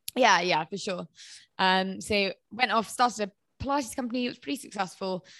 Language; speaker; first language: English; native; English